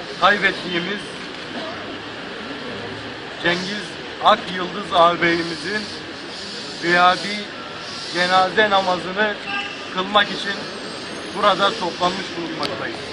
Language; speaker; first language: Turkish; native; Turkish